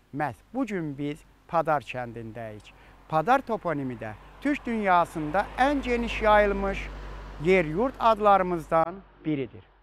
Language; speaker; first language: Azerbaijani; native; Azerbaijani